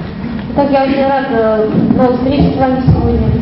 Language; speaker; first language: Russian; native; Russian